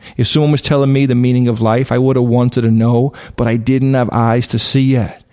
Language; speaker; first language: English; native; English